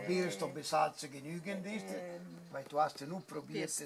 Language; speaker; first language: German; non-native, learner; Italian